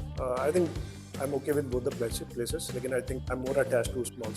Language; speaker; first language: English; non-native, local second language; Hindi